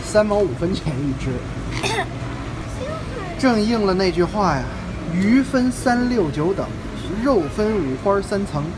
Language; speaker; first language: Chinese; native; Chinese